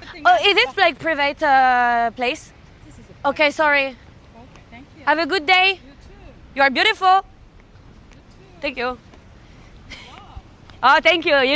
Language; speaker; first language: English; non-native, learner; French